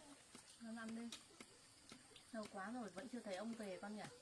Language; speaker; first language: Vietnamese; native; Vietnamese